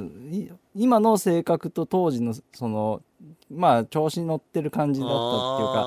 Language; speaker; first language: Japanese; native; Japanese